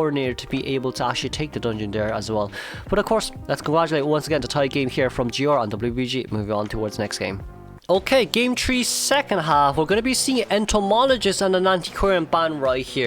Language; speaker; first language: English; non-native, fluent; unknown